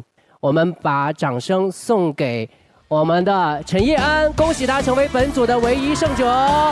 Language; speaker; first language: Chinese; native; Chinese